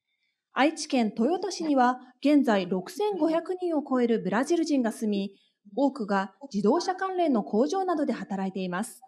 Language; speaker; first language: Japanese; native; Japanese